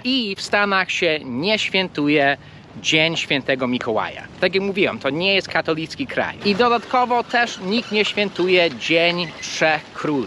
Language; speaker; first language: Polish; early bilingual, heritage; English